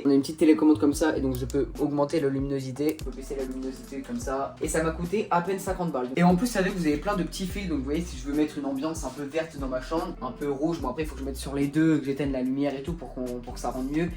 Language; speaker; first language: French; native; French